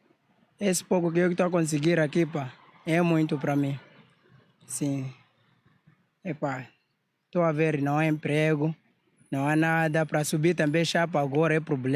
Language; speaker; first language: Portuguese; non-native, local second language; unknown